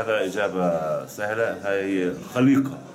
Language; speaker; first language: Arabic; native; Arabic